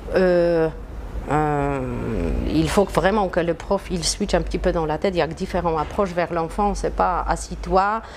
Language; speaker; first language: French; non-native, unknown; Polish